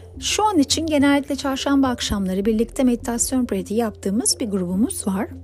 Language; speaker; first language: Turkish; native; Turkish